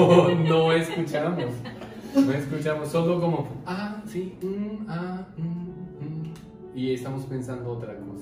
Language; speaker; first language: Spanish; non-native, learner; Japanese